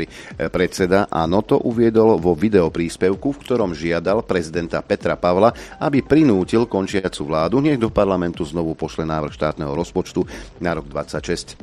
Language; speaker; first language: Slovak; native; Slovak